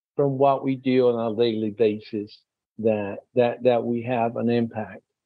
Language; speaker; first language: English; non-native, fluent; Spanish